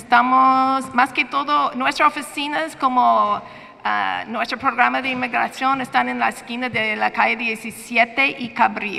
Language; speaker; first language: Spanish; non-native, fluent; English